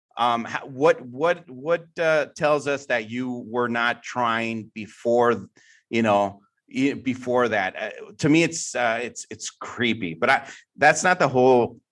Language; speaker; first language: English; native; English